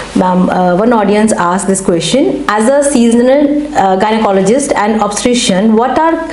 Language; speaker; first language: English; non-native, local second language; Hindi